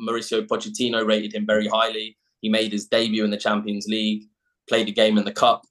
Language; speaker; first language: English; native; English